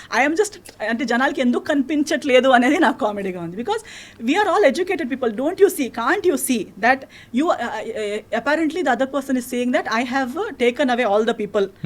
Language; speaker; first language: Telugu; non-native, fluent; Konkani